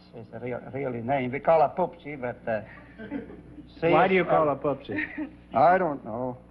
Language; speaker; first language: English; non-native, fluent; Dutch